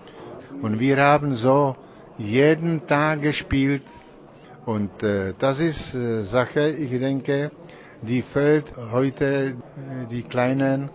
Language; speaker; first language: German; non-native, learner; Czech